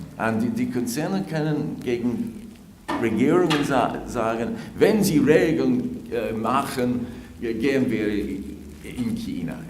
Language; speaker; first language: German; non-native, fluent; English